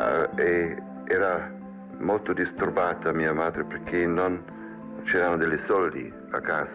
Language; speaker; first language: Italian; non-native, learner; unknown